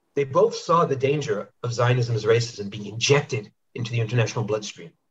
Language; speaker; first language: English; native; English